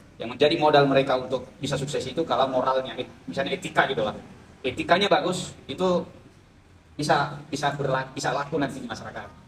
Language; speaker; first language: Indonesian; non-native, local second language; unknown